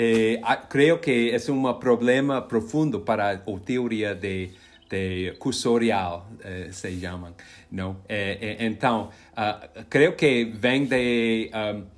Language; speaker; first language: Spanish; non-native, learner; English